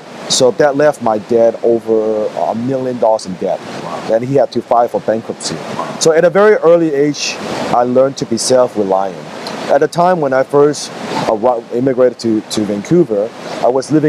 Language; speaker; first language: English; non-native, local second language; Cantonese